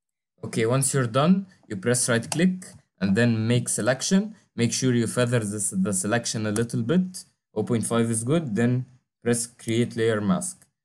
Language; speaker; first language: English; non-native, fluent; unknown